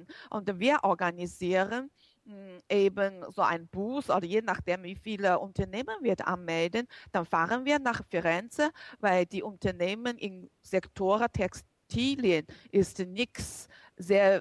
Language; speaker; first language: German; non-native, learner; Chinese